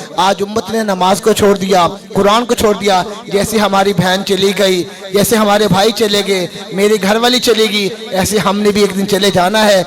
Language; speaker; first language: Urdu; non-native, local second language; Punjabi